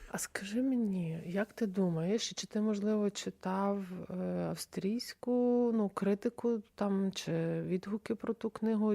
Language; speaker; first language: Ukrainian; native; Ukrainian